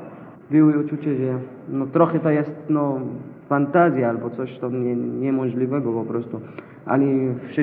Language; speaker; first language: Polish; non-native, learner; Arabic